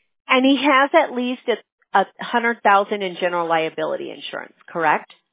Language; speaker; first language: English; early bilingual, other home language; Spanish